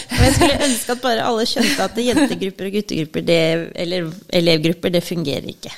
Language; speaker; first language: Norwegian; native; Norwegian